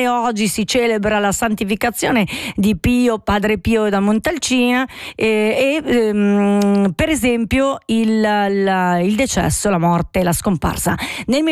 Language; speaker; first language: Italian; native; Italian